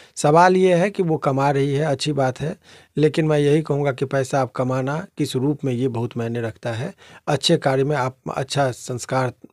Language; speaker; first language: Hindi; native; Hindi